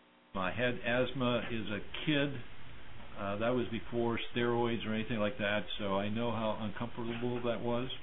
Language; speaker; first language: English; native; English